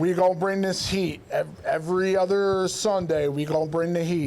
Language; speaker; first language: English; native; English